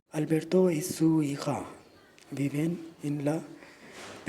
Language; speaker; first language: Spanish; non-native, learner; Urdu